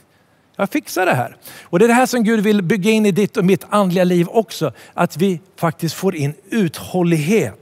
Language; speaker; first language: Swedish; native; Swedish